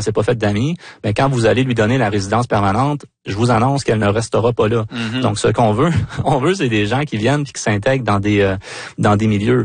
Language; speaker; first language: French; native; French